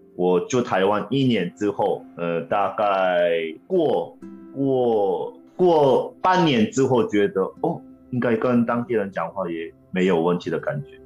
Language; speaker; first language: Chinese; non-native, fluent; Korean